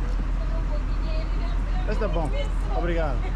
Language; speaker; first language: Portuguese; non-native, learner; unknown